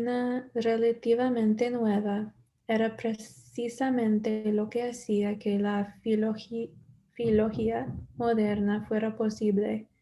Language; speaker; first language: Spanish; non-native, learner; English